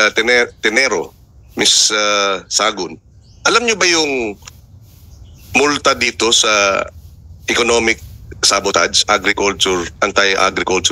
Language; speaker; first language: Filipino; native; Filipino